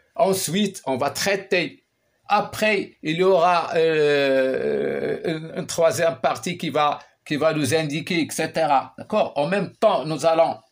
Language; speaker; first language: French; non-native, local second language; Arabic